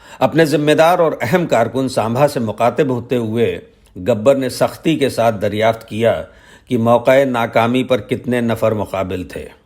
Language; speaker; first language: Urdu; native; Urdu